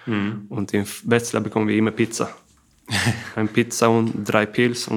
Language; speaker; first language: German; non-native, fluent; Swedish